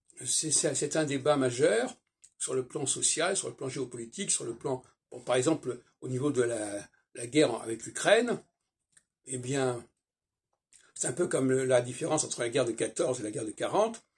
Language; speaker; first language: French; native; French